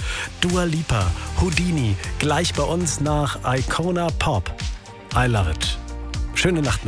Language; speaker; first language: German; native; German